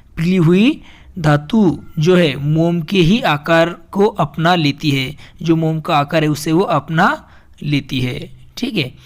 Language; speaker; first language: Hindi; native; Hindi